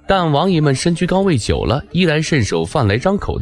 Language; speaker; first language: Chinese; native; Chinese